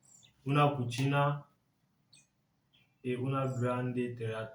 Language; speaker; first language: Italian; non-native, learner; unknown